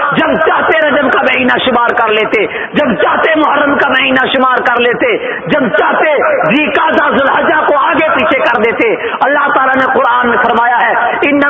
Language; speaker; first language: Urdu; native; Urdu